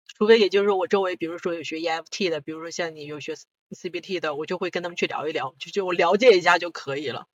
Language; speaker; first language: Chinese; non-native, local second language; Korean